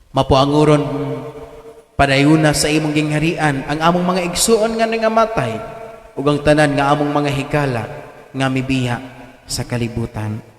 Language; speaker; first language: Cebuano; native; Cebuano